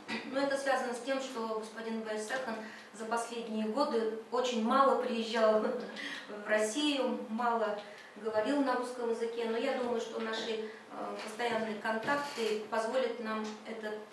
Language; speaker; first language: Russian; native; Russian